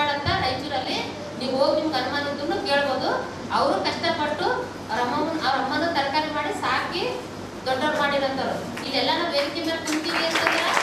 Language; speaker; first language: Kannada; native; Kannada